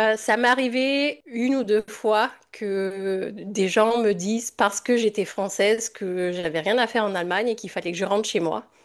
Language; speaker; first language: French; native; French